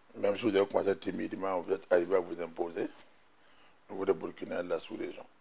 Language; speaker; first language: French; non-native, local second language; Mossi